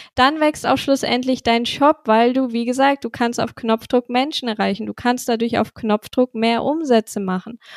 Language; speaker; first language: German; native; German